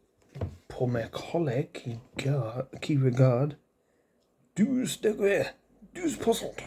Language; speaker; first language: French; non-native, learner; English